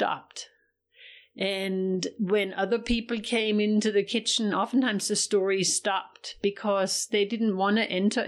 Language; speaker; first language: English; non-native, fluent; German